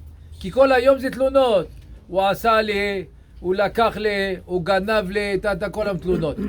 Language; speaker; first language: Hebrew; non-native, fluent; French